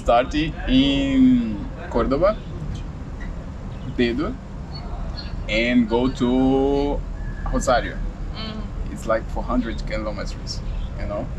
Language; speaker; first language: English; non-native, learner; Portuguese